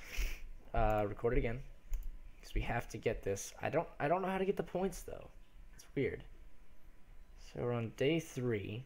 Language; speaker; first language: English; native; English